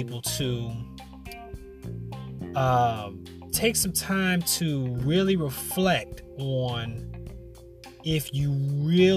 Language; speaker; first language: English; native; English